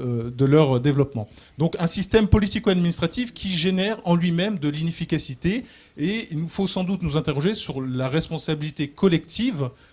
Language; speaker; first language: French; native; French